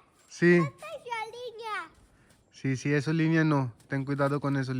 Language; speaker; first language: Spanish; non-native, learner; Hindi